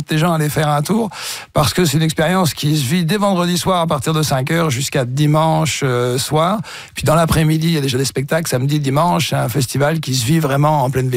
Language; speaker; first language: French; native; French